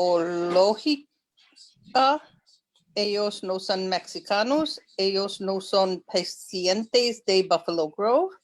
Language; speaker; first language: Spanish; non-native, learner; English